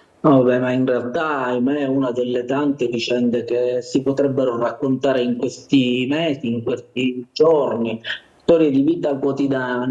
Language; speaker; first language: Italian; native; Italian